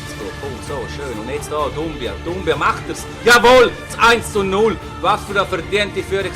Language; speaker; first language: German; native; German